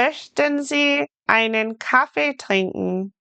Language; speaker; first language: German; non-native, fluent; English